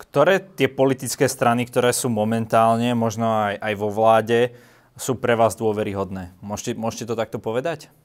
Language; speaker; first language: Slovak; native; Slovak